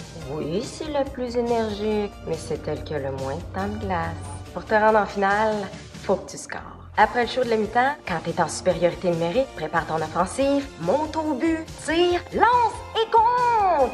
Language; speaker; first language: French; native; French